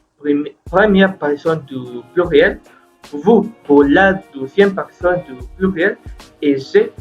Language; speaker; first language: French; non-native, learner; Spanish